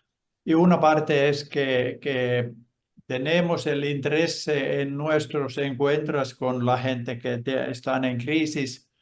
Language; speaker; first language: Spanish; non-native, fluent; Finnish